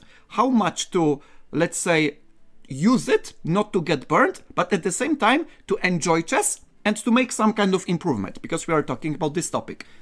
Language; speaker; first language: English; non-native, fluent; Polish